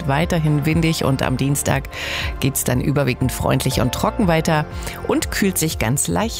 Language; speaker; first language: German; native; German